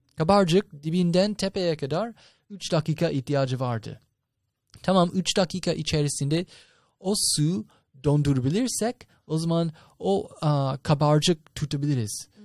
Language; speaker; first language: Turkish; non-native, fluent; English